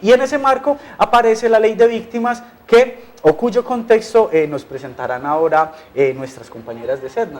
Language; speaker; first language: Spanish; native; Spanish